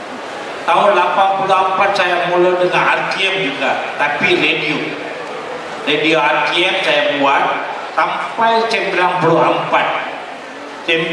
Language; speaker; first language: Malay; non-native, local second language; Tamil